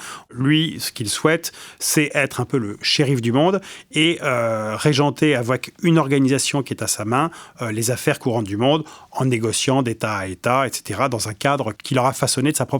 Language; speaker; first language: French; native; French